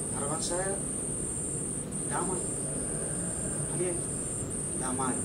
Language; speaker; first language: Indonesian; non-native, fluent; Arabic